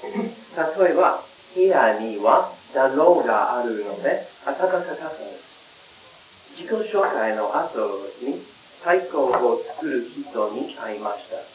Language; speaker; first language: Japanese; non-native, learner; English